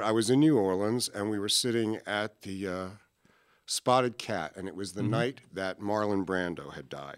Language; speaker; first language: English; native; English